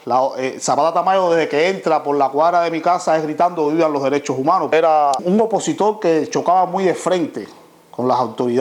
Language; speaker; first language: Spanish; native; Spanish